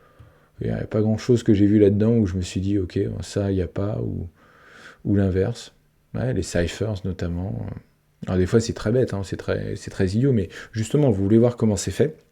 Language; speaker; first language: French; native; French